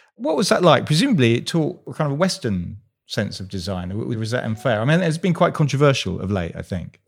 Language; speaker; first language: English; native; English